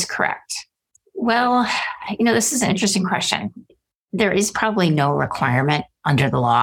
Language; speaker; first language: English; native; English